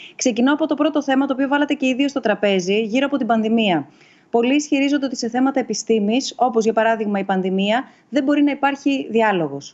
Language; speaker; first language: Greek; native; Greek